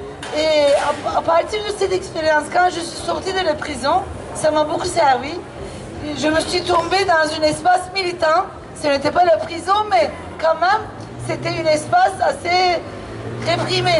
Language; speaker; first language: French; non-native, fluent; Turkish